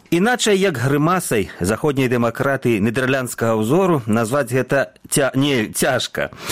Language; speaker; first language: Belarusian; native; Belarusian